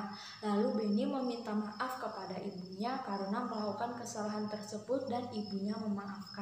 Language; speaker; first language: Indonesian; native; Indonesian